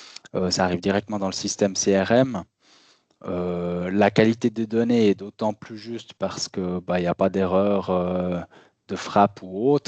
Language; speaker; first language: French; native; French